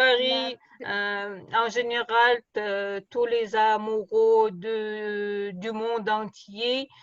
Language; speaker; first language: French; non-native, fluent; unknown